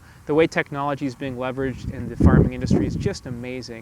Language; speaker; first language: English; native; English